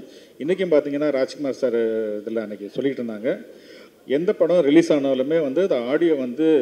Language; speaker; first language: Tamil; native; Tamil